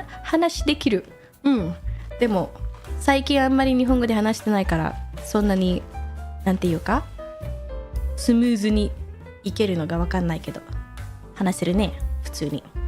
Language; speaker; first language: Japanese; non-native, fluent; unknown